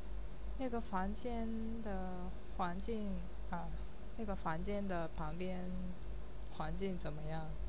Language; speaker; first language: Chinese; non-native, learner; Japanese